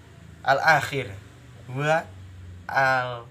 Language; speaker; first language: Arabic; non-native, learner; Indonesian